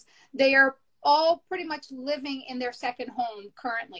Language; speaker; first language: English; non-native, fluent; Portuguese